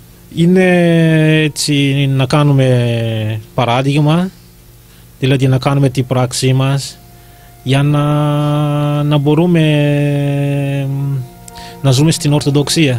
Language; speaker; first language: Greek; non-native, learner; Malagasy